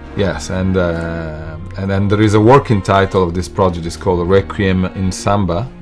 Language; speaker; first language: English; non-native, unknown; Italian